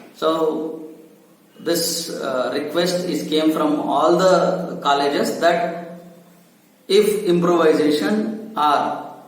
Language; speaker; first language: English; non-native, local second language; Kannada